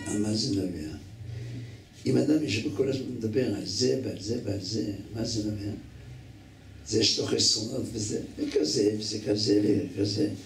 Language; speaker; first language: Hebrew; native; Hebrew